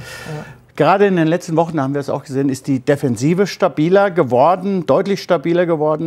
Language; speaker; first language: German; native; German